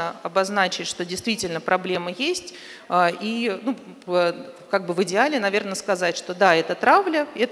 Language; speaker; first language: Russian; native; Russian